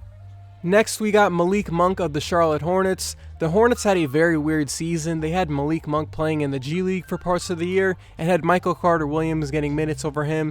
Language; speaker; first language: English; native; English